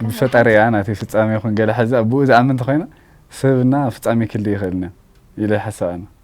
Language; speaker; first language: Tigrinya; early bilingual, heritage; Tigrinya